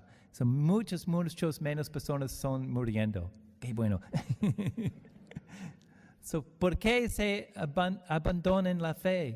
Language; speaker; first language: Spanish; non-native, learner; English